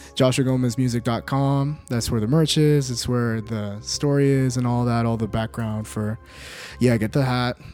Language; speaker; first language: English; native; English